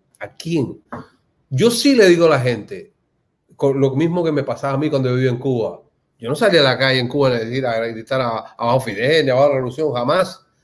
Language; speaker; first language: Spanish; native; Spanish